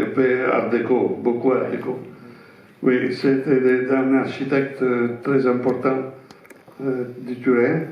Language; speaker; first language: French; non-native, fluent; Italian